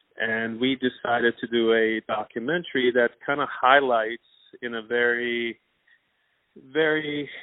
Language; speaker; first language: English; non-native, fluent; Persian